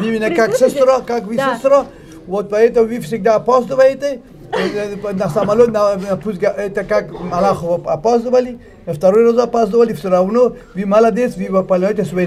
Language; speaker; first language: Russian; non-native, learner; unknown